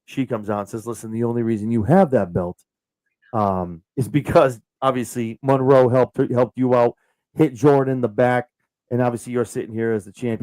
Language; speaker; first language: English; native; English